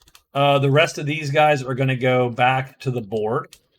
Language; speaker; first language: English; native; English